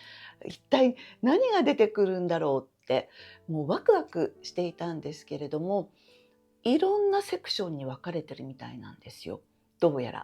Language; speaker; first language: Japanese; native; Japanese